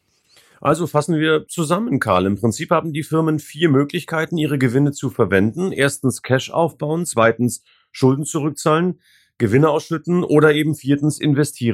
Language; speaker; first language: German; native; German